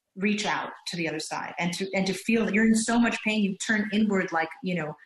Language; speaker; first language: English; early bilingual, other home language; Turkish